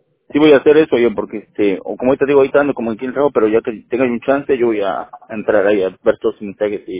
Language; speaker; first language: Spanish; native; Spanish